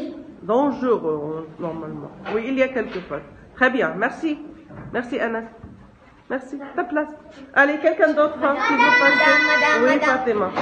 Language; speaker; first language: French; non-native, local second language; Arabic